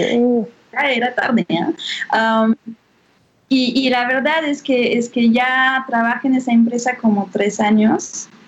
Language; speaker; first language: Spanish; non-native, fluent; French